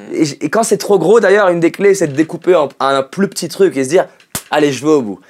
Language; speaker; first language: French; native; French